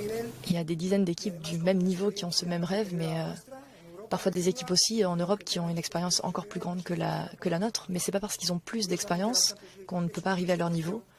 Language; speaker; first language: French; native; French